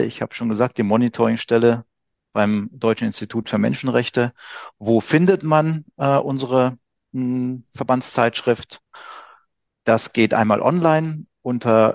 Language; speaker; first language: German; native; German